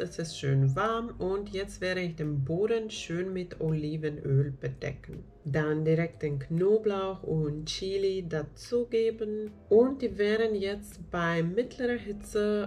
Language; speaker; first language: German; non-native, fluent; Finnish